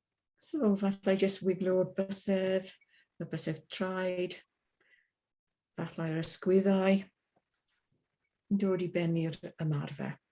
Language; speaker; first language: Welsh; non-native, learner; English